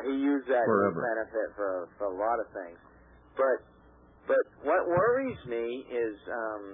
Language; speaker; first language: English; native; English